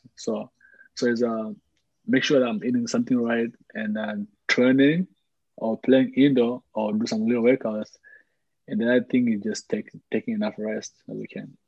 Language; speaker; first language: English; early bilingual, other home language; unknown